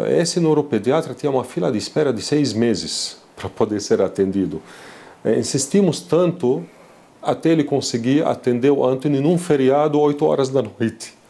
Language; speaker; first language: Portuguese; non-native, fluent; Arabic